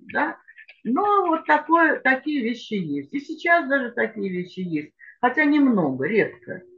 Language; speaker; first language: Russian; native; Russian